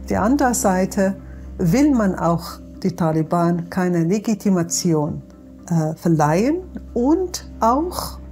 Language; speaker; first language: German; non-native, fluent; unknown